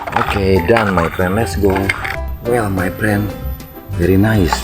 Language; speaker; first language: English; non-native, learner; Indonesian